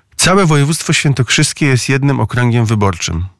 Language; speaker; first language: Polish; native; Polish